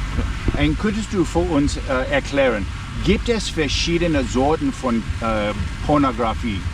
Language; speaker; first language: German; non-native, learner; English